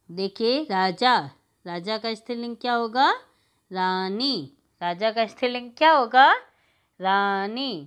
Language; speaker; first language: Hindi; native; Hindi